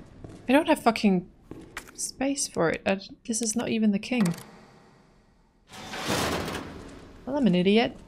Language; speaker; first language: English; native; English